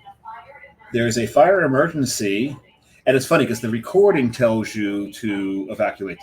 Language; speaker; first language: English; native; English